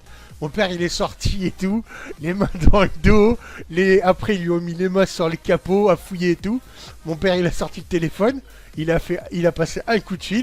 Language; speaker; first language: French; native; French